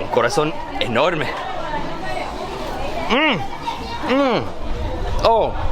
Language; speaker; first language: Spanish; early bilingual, heritage; English